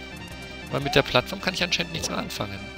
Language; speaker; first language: German; native; German